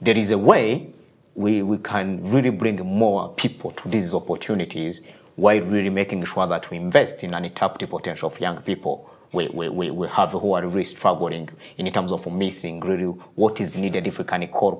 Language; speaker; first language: English; non-native, local second language; Kinyarwanda